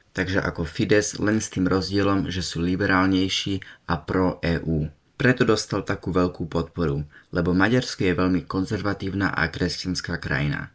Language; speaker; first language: Slovak; early bilingual, heritage; Slovak